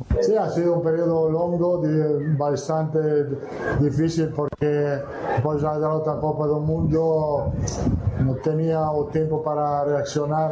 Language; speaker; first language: Portuguese; non-native, learner; Italian